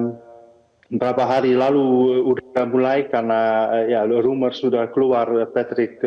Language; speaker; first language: Indonesian; early bilingual, heritage; Dutch